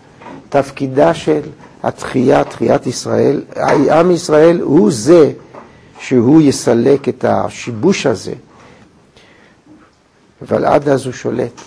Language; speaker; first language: Hebrew; native; Hebrew